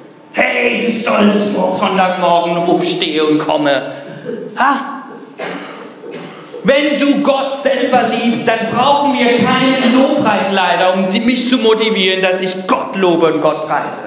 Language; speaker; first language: German; non-native, fluent; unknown